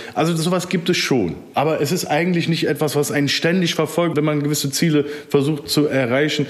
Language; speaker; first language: German; early bilingual, other home language; Turkish